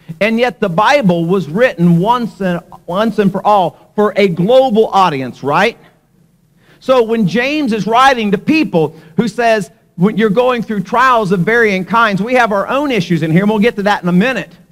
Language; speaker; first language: English; native; English